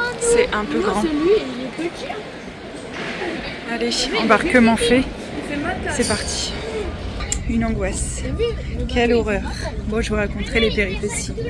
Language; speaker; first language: French; native; French